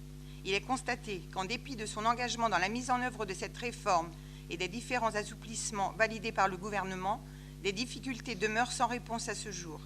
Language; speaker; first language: French; native; French